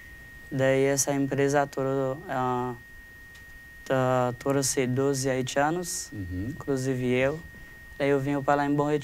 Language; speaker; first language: Portuguese; non-native, fluent; Haitian Creole